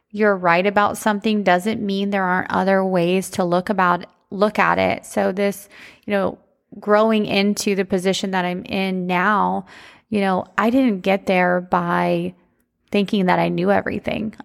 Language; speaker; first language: English; native; English